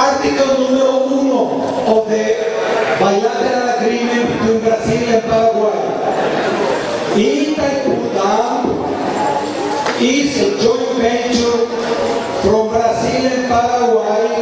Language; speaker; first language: English; non-native, fluent; Spanish